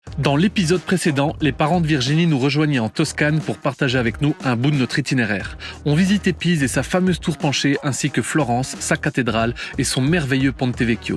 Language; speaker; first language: French; native; French